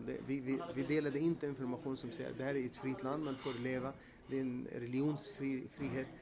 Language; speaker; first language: Swedish; non-native, fluent; Arabic